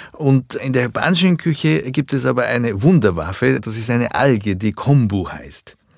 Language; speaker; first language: German; early bilingual, other home language; Japanese